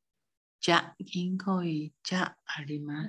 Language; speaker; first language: Japanese; non-native, learner; Chinese